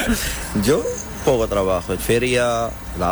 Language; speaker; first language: Spanish; non-native, learner; Arabic